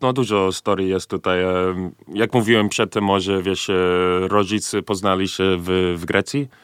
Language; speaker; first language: Polish; early bilingual, heritage; Polish